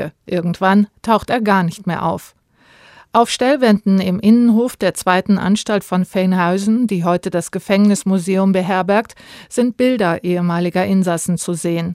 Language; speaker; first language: German; native; German